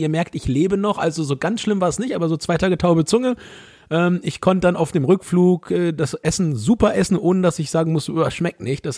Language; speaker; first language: German; native; German